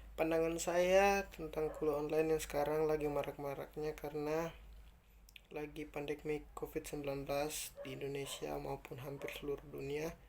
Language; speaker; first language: Indonesian; native; Indonesian